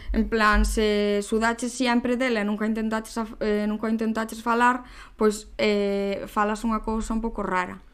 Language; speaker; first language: Galician; native; Galician